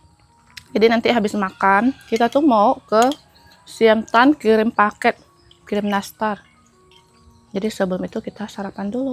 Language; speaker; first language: Indonesian; native; Indonesian